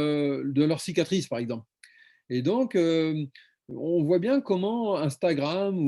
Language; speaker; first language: French; native; French